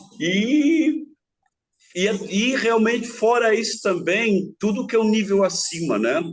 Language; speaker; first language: Portuguese; early bilingual, other home language; German